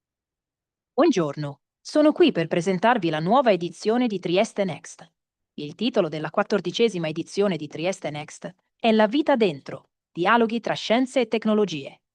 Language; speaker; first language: Italian; native; Italian